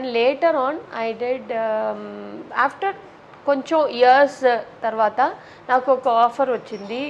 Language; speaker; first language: Telugu; non-native, local second language; Tamil